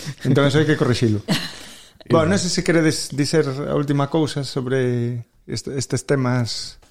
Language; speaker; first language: Galician; native; Galician